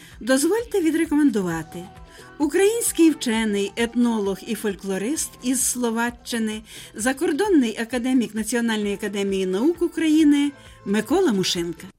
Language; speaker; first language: Ukrainian; native; Ukrainian